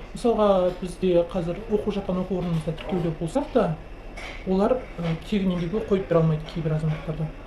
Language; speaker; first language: Kazakh; early bilingual, heritage; Kazakh